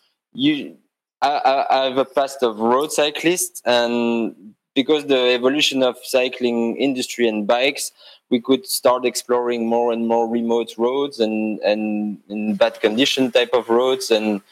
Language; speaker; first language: English; non-native, fluent; French